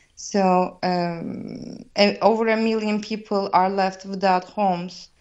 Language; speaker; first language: English; non-native, fluent; Turkish